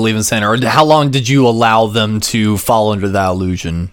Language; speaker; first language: English; native; English